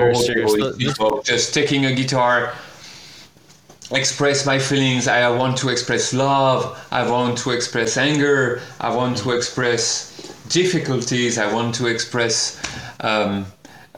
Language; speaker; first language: English; non-native, fluent; French